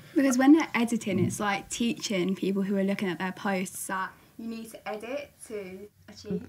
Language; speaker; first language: English; native; English